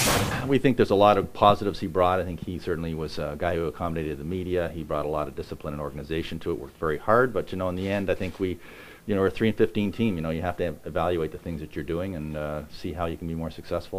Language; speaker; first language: English; native; English